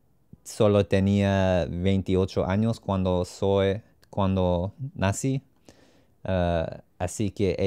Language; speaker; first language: Spanish; non-native, learner; English